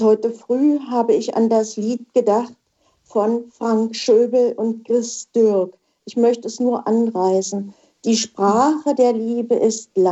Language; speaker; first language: German; native; German